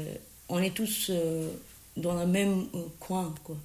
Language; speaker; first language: French; non-native, learner; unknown